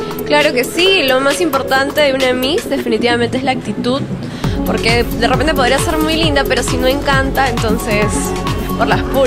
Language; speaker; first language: Spanish; native; Spanish